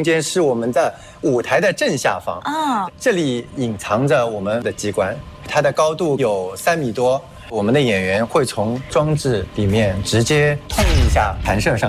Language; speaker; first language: Chinese; native; Chinese